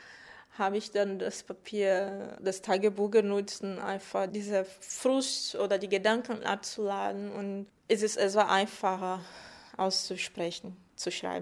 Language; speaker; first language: German; non-native, fluent; Portuguese